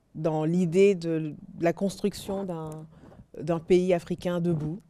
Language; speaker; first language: French; native; French